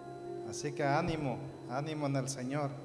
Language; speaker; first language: Spanish; native; Spanish